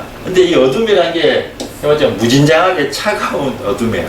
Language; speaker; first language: Korean; native; Korean